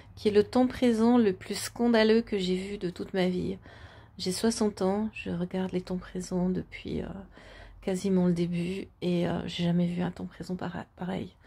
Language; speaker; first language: French; native; French